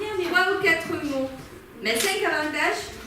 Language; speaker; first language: French; non-native, fluent; Ukrainian